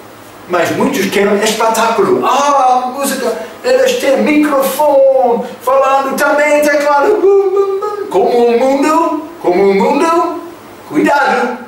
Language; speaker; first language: Portuguese; non-native, fluent; English